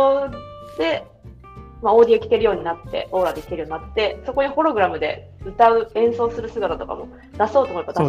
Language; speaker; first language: Japanese; native; Japanese